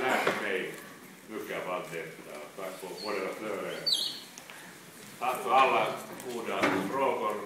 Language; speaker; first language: Swedish; non-native, local second language; Finnish